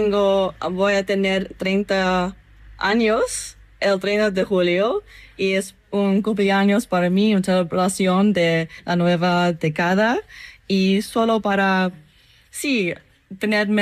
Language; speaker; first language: Spanish; non-native, learner; English